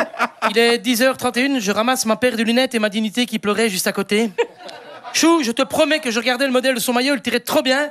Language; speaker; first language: French; native; French